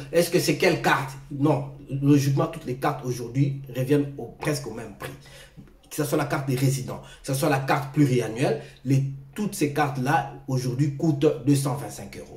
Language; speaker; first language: French; non-native, local second language; Lingala